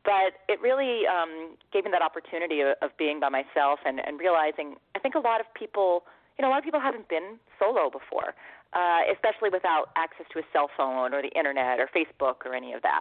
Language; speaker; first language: English; native; English